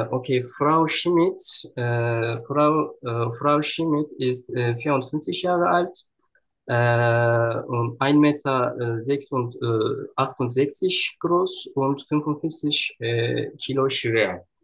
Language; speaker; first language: German; non-native, learner; Turkish